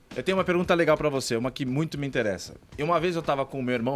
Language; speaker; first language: Portuguese; native; Portuguese